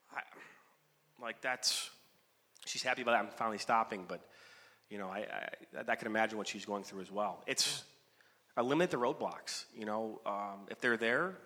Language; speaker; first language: English; native; English